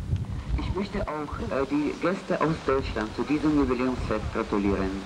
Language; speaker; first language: German; non-native, learner; Russian